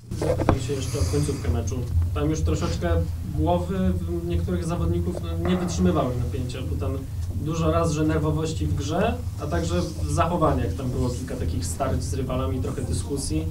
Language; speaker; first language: Polish; native; Polish